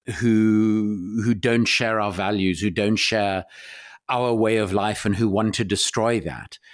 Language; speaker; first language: English; native; English